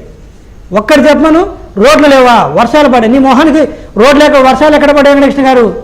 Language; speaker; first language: Telugu; native; Telugu